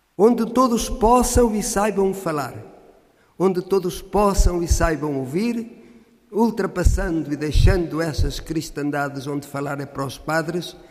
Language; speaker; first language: Portuguese; native; Portuguese